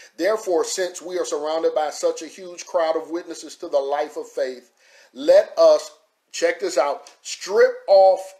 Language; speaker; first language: English; native; English